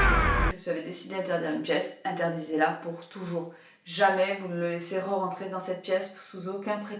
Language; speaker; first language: French; native; French